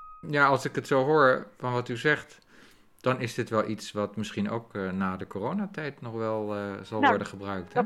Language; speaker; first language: Dutch; native; Dutch